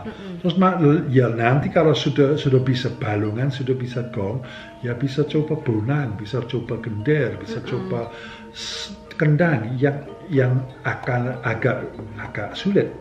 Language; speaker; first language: Indonesian; non-native, fluent; English